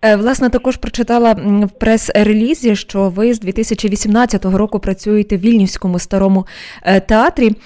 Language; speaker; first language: Ukrainian; native; Ukrainian